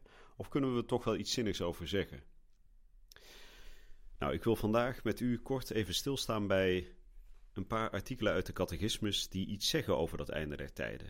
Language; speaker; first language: Dutch; native; Dutch